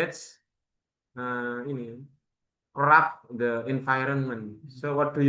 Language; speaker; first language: English; non-native, learner; Indonesian